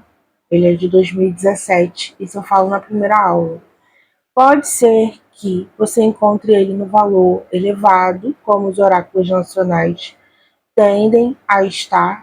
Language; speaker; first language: Portuguese; native; Portuguese